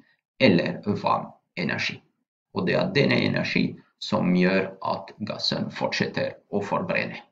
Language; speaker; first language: Norwegian; non-native, fluent; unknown